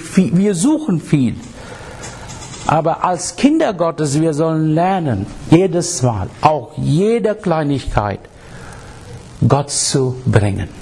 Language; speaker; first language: German; non-native, fluent; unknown